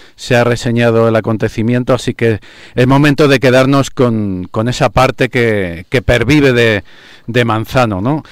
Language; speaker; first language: Spanish; native; Spanish